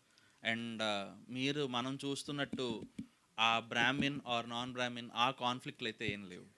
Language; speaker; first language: Telugu; native; Telugu